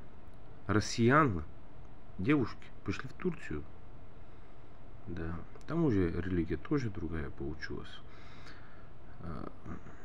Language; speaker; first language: Russian; non-native, learner; Bulgarian